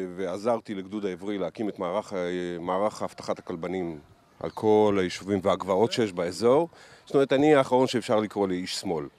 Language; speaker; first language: Hebrew; early bilingual, other home language; Russian